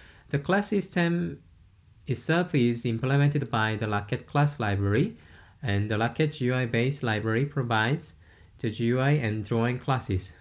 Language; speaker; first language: English; non-native, fluent; Korean